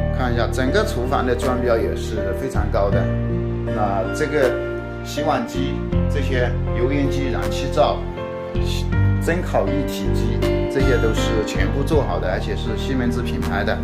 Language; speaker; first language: Chinese; native; Chinese